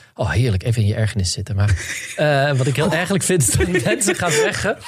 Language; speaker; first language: Dutch; native; Dutch